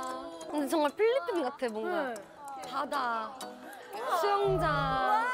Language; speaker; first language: Korean; non-native, learner; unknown